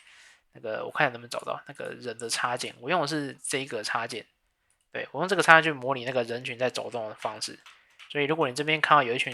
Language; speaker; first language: Chinese; native; Chinese